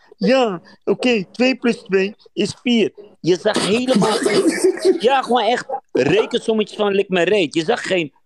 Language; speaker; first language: Dutch; early bilingual, other home language; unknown